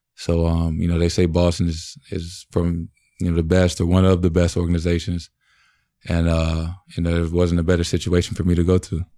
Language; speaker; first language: English; native; English